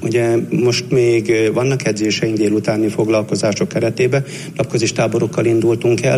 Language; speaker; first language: Hungarian; native; Hungarian